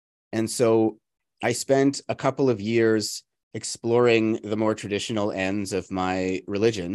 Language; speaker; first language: English; native; English